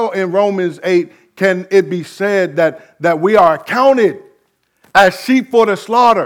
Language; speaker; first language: English; native; English